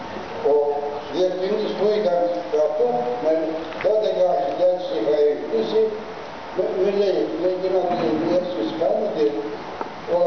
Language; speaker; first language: Greek; early bilingual, other home language; Turkish